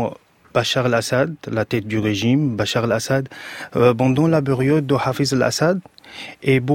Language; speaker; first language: French; non-native, fluent; Arabic